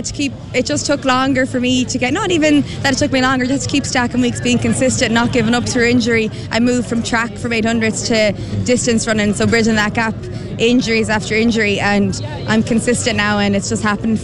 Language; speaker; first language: English; native; English